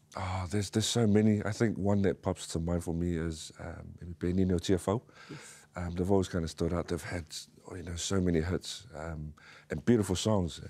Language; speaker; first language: English; native; English